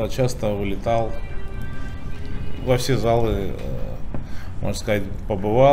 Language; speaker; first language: Russian; native; Russian